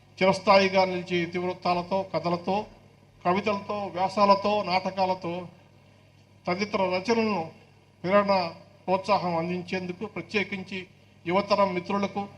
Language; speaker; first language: Telugu; native; Telugu